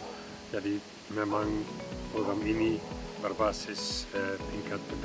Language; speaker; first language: Indonesian; non-native, fluent; Dutch